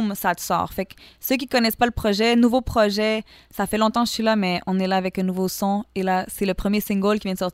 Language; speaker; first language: French; native; French